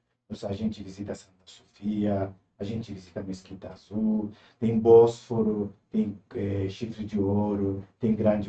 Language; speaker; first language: Portuguese; non-native, fluent; Turkish